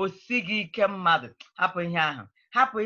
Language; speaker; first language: Igbo; native; Igbo